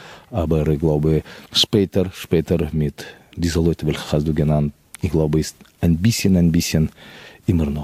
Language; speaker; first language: German; non-native, fluent; Russian